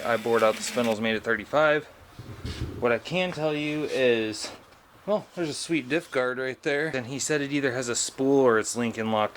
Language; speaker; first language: English; native; English